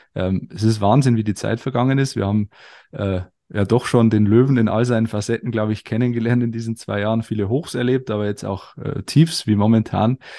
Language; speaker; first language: German; native; German